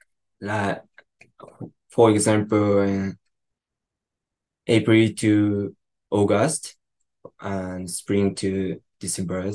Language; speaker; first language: English; non-native, learner; Japanese